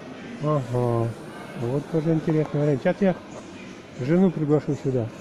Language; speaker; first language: Russian; native; Russian